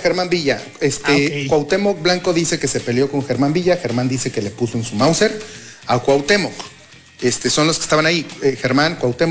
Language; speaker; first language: Spanish; native; Spanish